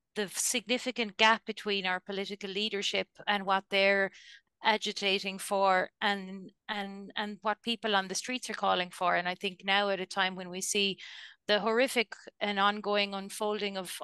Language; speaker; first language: English; native; English